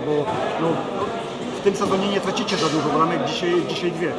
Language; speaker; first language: Polish; native; Polish